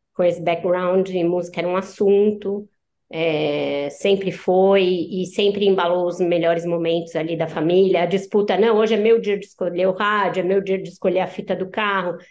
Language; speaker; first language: Portuguese; native; Portuguese